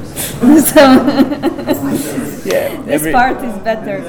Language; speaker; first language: English; non-native, fluent; Hungarian